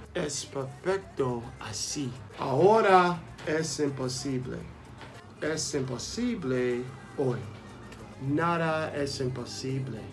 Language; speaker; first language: Spanish; non-native, learner; English